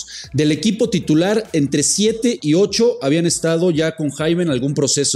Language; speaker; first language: Spanish; native; Spanish